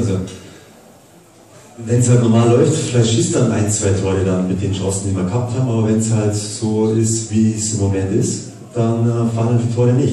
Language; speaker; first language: German; native; German